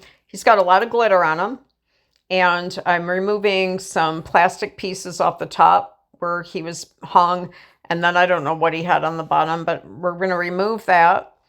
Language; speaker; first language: English; native; English